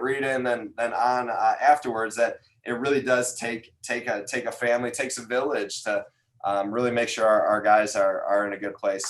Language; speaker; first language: English; native; English